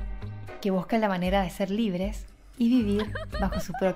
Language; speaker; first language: Spanish; native; Spanish